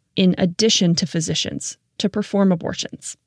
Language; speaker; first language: English; native; English